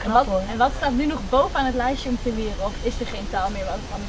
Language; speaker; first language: Dutch; native; Dutch